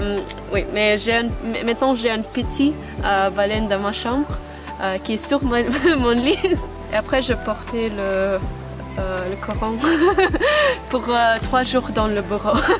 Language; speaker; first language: French; non-native, fluent; Maltese